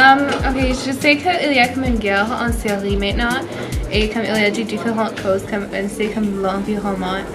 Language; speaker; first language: French; non-native, learner; English